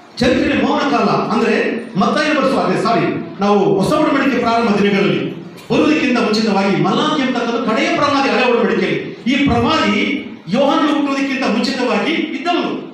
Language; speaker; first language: Kannada; non-native, local second language; Tamil